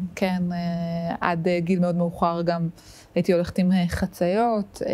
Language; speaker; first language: Hebrew; native; Hebrew